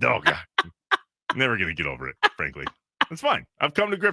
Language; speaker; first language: English; native; English